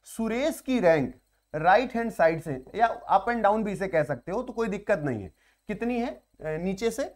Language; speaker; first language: Hindi; native; Hindi